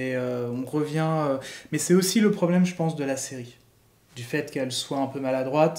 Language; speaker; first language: French; native; French